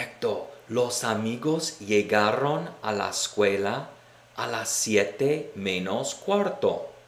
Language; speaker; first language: Spanish; non-native, fluent; English